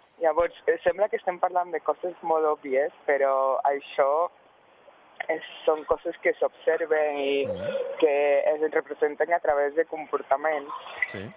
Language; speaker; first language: Catalan; non-native, local second language; Spanish